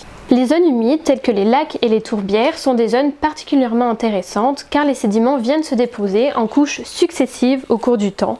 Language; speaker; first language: French; native; French